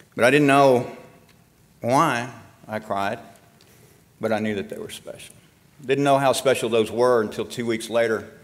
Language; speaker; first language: English; native; English